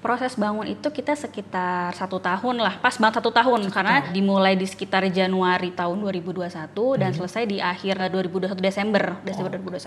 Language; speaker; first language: Indonesian; native; Indonesian